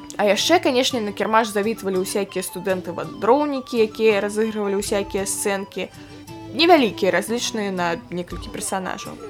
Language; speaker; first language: Belarusian; non-native, local second language; Russian